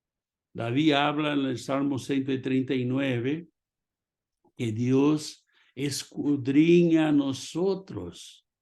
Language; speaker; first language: Spanish; non-native, fluent; Portuguese